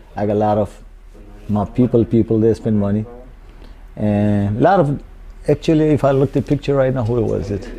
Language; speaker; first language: English; non-native, local second language; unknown